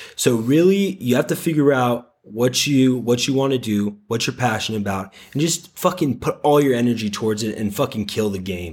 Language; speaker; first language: English; native; English